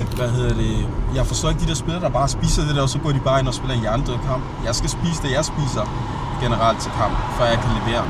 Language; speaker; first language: Danish; early bilingual, other home language; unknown